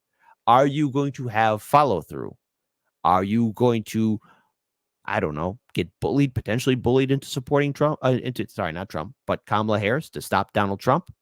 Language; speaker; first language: English; native; English